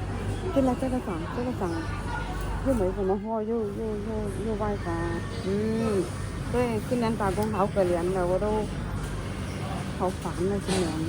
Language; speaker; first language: Chinese; native; Chinese